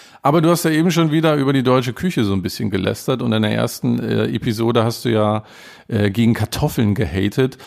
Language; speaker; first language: German; native; German